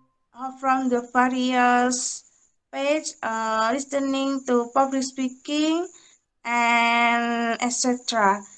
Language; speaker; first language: English; non-native, learner; Indonesian